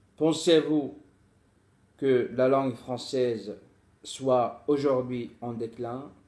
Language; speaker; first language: French; non-native, fluent; Arabic